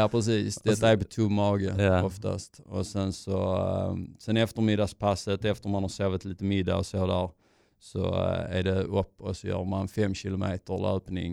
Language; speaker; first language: Swedish; native; Swedish